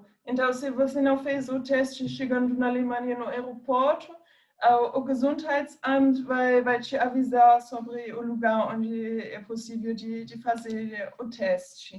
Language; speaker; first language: Portuguese; non-native, fluent; German